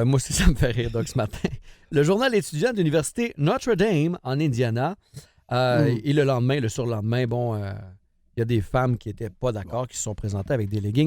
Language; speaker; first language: French; native; French